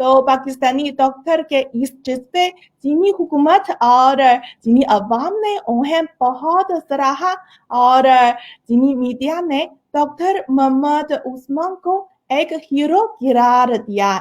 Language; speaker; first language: Hindi; non-native, fluent; Chinese